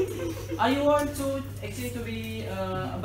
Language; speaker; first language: English; non-native, learner; Indonesian